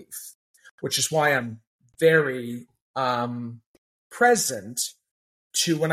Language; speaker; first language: English; native; English